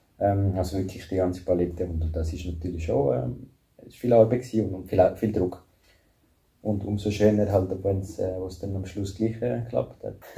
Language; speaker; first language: German; early bilingual, other home language; Spanish